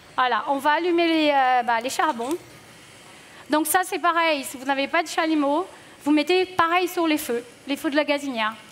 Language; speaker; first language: French; non-native, fluent; Portuguese